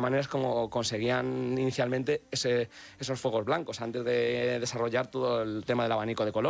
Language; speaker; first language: Spanish; native; Spanish